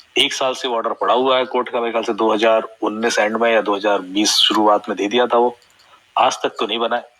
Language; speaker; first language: Hindi; native; Hindi